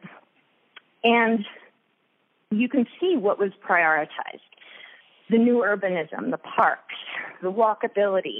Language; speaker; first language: English; native; English